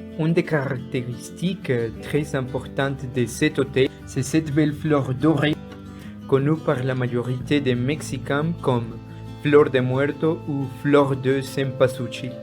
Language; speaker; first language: French; non-native, fluent; Spanish